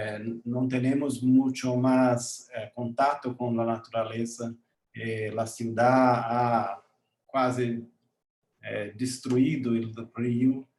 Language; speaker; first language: Spanish; non-native, learner; Portuguese